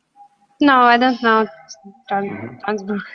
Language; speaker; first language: English; non-native, learner; Russian